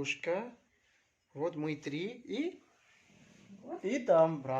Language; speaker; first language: Russian; non-native, learner; Manipuri